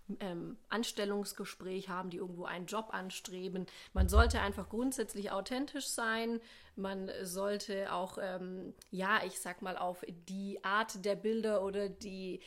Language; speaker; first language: German; native; German